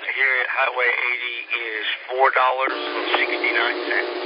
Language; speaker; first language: English; native; English